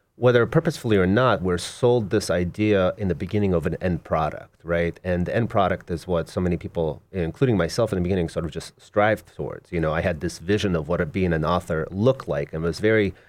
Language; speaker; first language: English; early bilingual, other home language; Russian